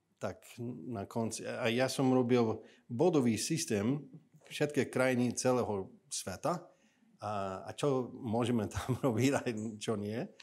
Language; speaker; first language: Slovak; non-native, fluent; English